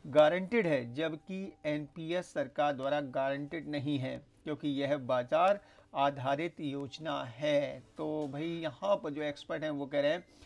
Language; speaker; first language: Hindi; native; Hindi